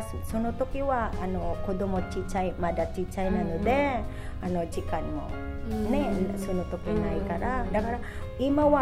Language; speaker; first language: Japanese; non-native, learner; Filipino